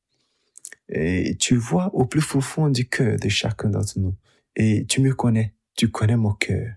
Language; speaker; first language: French; native; French